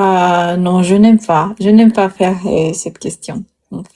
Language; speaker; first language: French; non-native, learner; Spanish